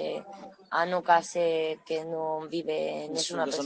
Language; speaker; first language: Italian; non-native, learner; Spanish